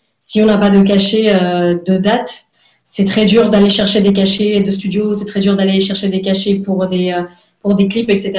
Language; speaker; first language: French; non-native, fluent; English